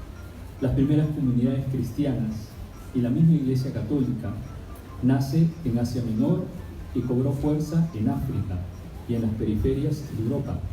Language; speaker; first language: Spanish; native; Spanish